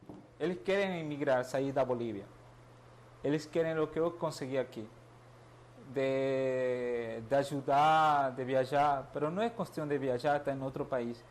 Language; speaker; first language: Portuguese; non-native, fluent; Spanish